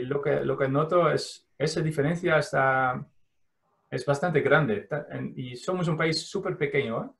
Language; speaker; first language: Spanish; non-native, fluent; Dutch